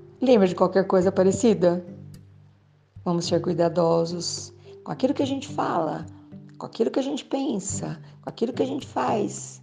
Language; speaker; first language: Portuguese; native; Portuguese